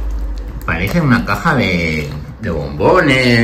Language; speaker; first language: Spanish; native; Spanish